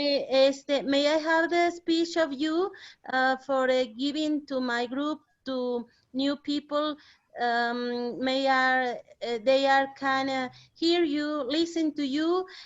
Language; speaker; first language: English; non-native, learner; Spanish